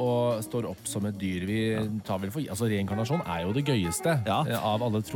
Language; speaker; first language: Norwegian; native; Norwegian